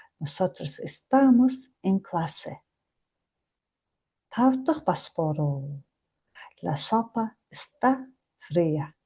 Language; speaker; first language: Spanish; non-native, fluent; Mongolian